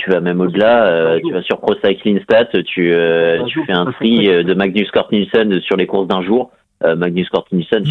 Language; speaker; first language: French; native; French